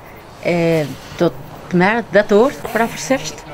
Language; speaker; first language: Albanian; early bilingual, heritage; Albanian